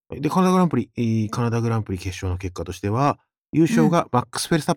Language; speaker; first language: Japanese; native; Japanese